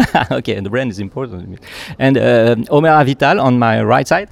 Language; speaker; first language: English; non-native, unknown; French